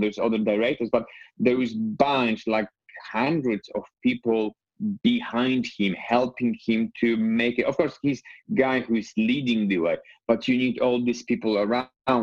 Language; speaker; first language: English; non-native, fluent; Polish